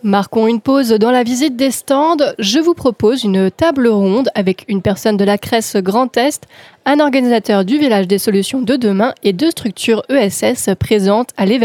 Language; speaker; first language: French; native; French